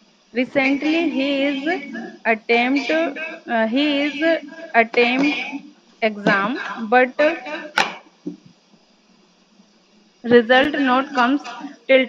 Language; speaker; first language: English; non-native, learner; Hindi